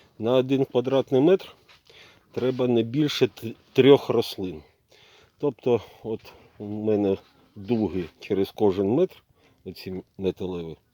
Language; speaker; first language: Ukrainian; native; Ukrainian